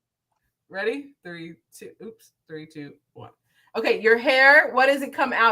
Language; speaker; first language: English; native; English